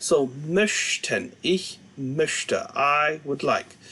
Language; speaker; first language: German; non-native, fluent; English